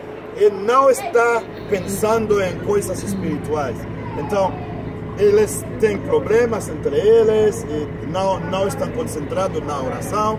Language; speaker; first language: Portuguese; non-native, fluent; Haitian Creole